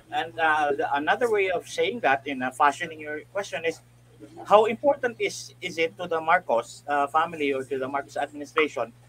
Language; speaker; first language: English; non-native, local second language; Filipino